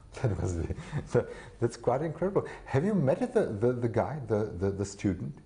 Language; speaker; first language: English; non-native, fluent; Czech